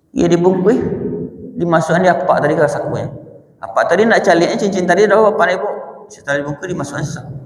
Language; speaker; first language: Malay; non-native, local second language; Minangkabau